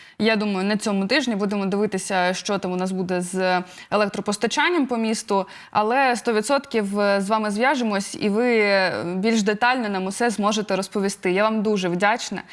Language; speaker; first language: Ukrainian; native; Ukrainian